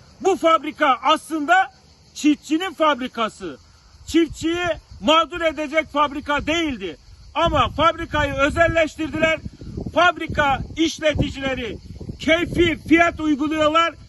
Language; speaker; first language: Turkish; native; Turkish